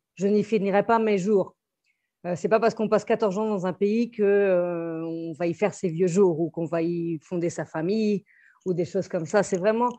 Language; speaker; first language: French; native; French